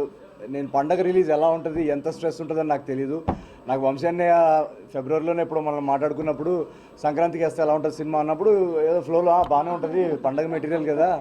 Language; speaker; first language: Telugu; native; Telugu